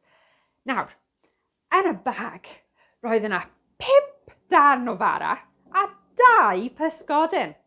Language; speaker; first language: Welsh; non-native, fluent; English